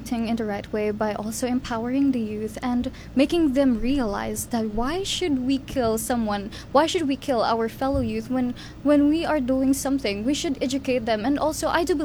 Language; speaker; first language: English; non-native, local second language; Hiligaynon